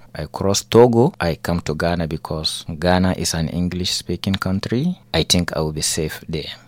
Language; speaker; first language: English; non-native, local second language; Hausa